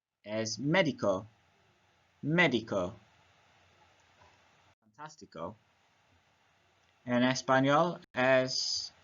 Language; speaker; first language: Spanish; non-native, learner; English